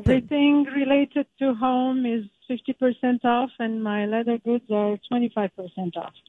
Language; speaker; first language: English; early bilingual, other home language; Turkish